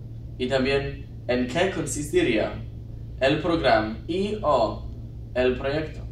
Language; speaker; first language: Spanish; non-native, learner; English